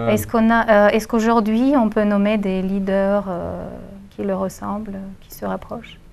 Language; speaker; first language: French; non-native, fluent; Bulgarian